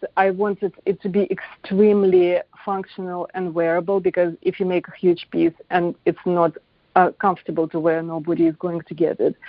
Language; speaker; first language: English; non-native, fluent; Russian